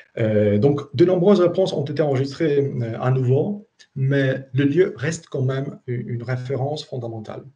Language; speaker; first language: French; non-native, fluent; Polish